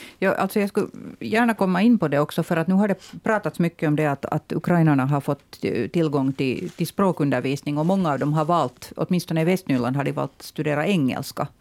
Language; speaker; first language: Swedish; native; Swedish